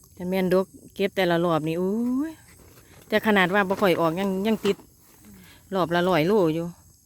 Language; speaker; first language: Thai; native; Thai